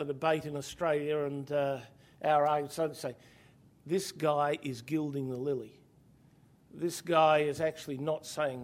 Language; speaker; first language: English; native; English